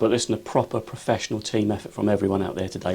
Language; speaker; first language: English; native; English